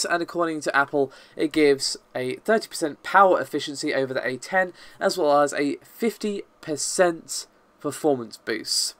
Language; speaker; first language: English; native; English